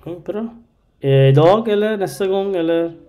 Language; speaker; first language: Swedish; non-native, learner; Arabic